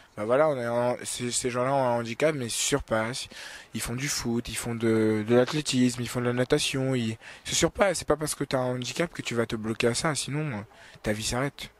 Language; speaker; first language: French; early bilingual, other home language; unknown